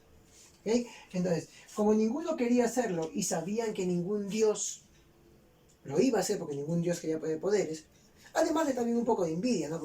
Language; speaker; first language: Spanish; native; Spanish